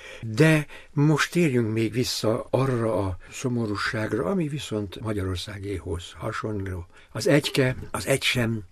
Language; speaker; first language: Hungarian; native; Hungarian